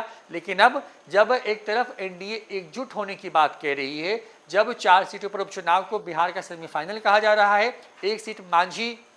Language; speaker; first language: Hindi; native; Hindi